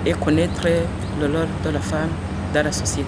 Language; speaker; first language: French; non-native, local second language; Kinyarwanda